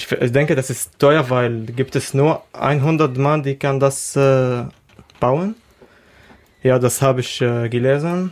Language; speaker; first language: German; non-native, learner; Arabic